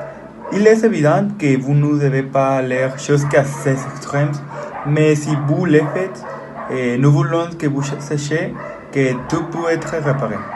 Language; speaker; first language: French; non-native, learner; Spanish